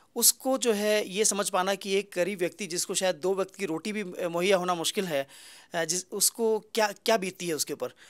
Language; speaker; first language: Hindi; native; Hindi